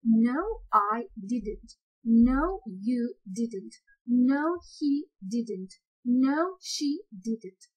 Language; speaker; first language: English; non-native, fluent; Ukrainian